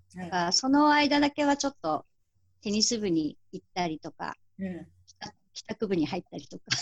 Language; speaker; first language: Japanese; native; Japanese